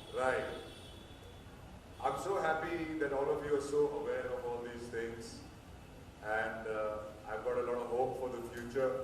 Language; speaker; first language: English; non-native, local second language; Hindi